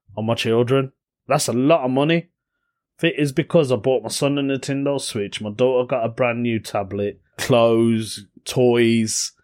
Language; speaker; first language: English; native; English